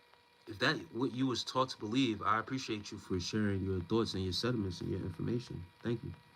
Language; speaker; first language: English; native; English